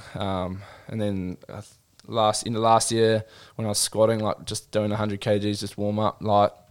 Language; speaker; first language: English; native; English